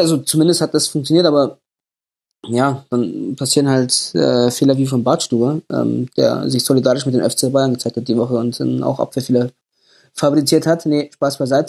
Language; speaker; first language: German; native; German